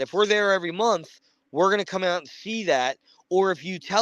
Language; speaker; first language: English; native; English